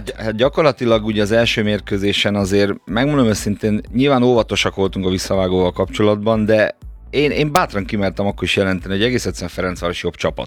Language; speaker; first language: Hungarian; native; Hungarian